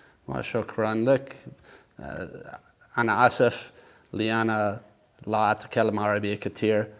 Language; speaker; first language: Arabic; non-native, learner; English